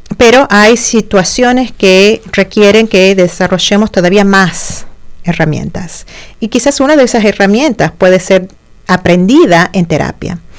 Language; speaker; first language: Spanish; native; Spanish